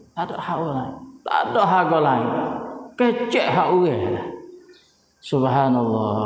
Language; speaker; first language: Malay; native; Malay